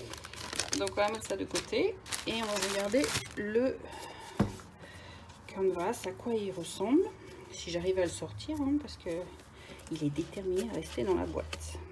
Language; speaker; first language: French; native; French